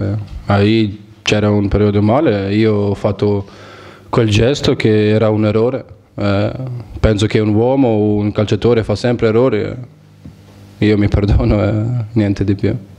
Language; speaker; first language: Italian; non-native, fluent; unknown